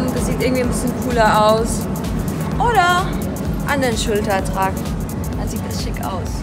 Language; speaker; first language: German; non-native, fluent; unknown